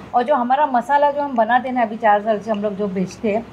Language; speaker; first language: Hindi; non-native, local second language; Marathi